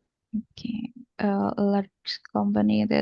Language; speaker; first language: English; non-native, learner; Indonesian